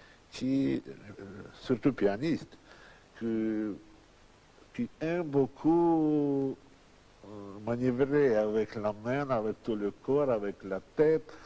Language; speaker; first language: French; non-native, learner; Russian